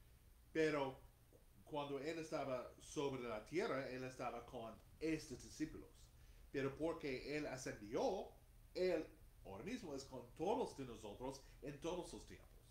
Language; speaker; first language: Spanish; non-native, fluent; English